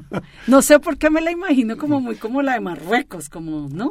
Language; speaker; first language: Spanish; native; Spanish